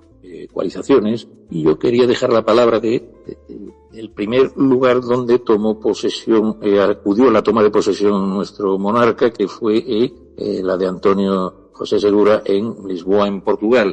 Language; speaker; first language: Spanish; native; Spanish